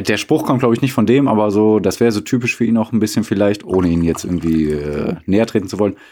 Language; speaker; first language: German; native; German